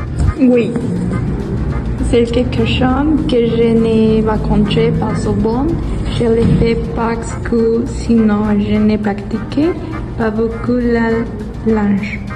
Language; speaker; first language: French; non-native, learner; Spanish